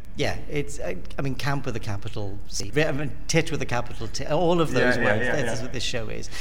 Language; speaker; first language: English; native; English